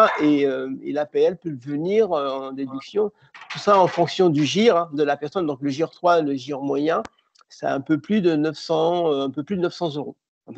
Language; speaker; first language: French; native; French